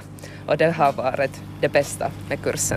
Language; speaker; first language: Swedish; non-native, learner; Finnish